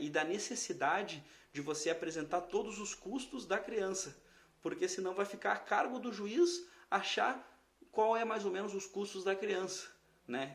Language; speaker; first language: Portuguese; native; Portuguese